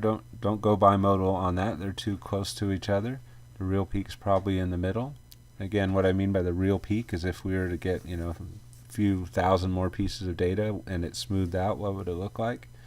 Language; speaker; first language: English; native; English